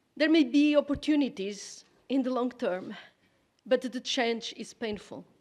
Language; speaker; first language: English; non-native, fluent; Portuguese